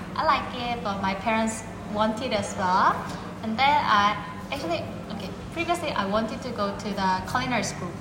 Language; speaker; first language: English; non-native, fluent; Korean